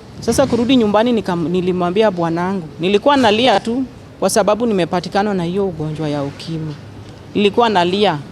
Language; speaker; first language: Swahili; non-native, local second language; Luo (Kenya and Tanzania)